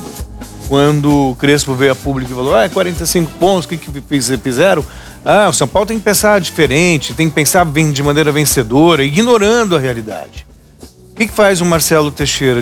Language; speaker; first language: Portuguese; native; Portuguese